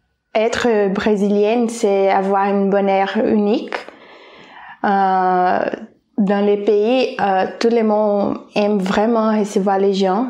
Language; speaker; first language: French; non-native, fluent; Portuguese